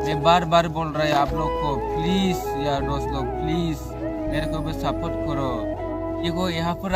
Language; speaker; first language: Hindi; non-native, local second language; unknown